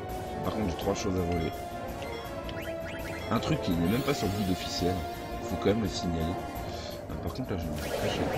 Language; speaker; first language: French; native; French